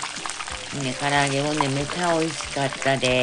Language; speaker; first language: Japanese; native; Japanese